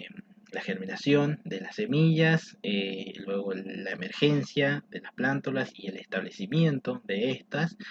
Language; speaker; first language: Spanish; native; Spanish